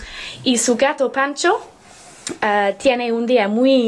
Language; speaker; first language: Spanish; non-native, learner; English